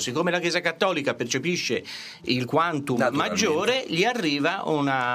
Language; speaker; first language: Italian; native; Italian